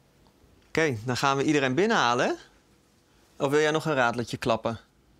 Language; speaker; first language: Dutch; native; Dutch